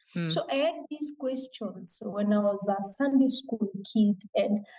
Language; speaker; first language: English; non-native, local second language; Meru